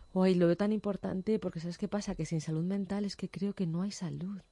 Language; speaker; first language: Spanish; native; Spanish